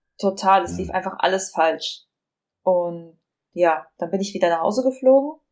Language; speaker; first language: German; native; German